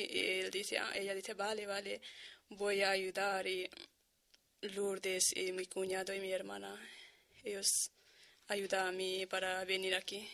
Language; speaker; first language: Spanish; non-native, learner; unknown